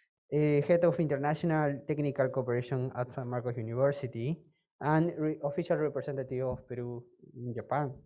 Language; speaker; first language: English; non-native, fluent; Spanish